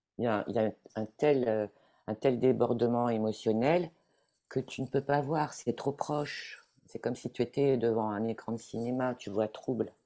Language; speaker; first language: French; non-native, fluent; Italian